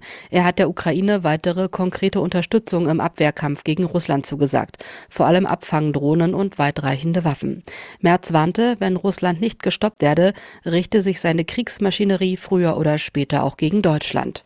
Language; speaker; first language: German; native; German